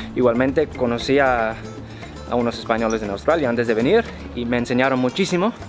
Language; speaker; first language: Spanish; non-native, fluent; English